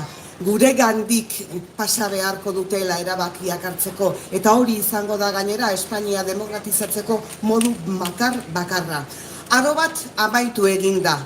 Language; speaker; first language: Basque; native; Basque